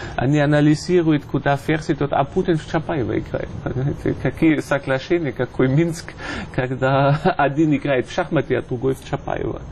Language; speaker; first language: Russian; non-native, fluent; German